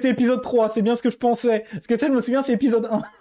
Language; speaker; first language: French; native; French